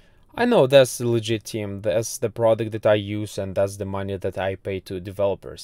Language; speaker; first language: English; non-native, fluent; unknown